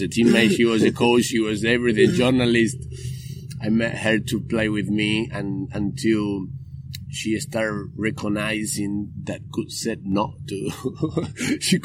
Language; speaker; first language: English; non-native, fluent; Spanish